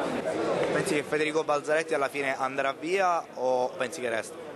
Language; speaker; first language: Italian; native; Italian